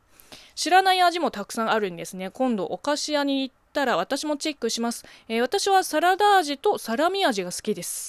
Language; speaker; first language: Japanese; non-native, fluent; Chinese